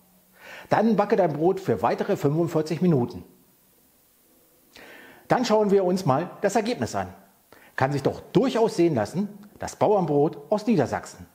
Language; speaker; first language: German; native; German